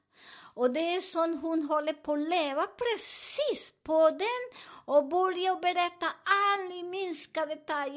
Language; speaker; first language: Swedish; non-native, fluent; Spanish